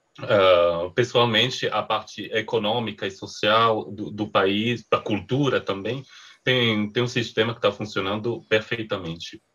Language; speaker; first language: Portuguese; non-native, fluent; French